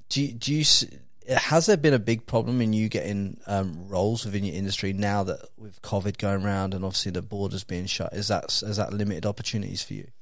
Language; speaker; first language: English; native; English